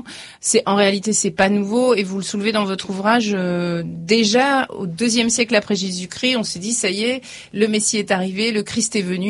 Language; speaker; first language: French; native; French